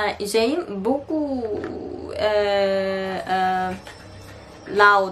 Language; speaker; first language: French; non-native, learner; Korean